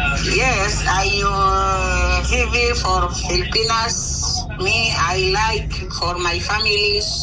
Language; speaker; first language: English; non-native, learner; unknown